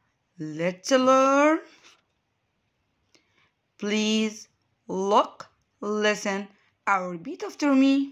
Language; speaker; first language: English; non-native, fluent; Arabic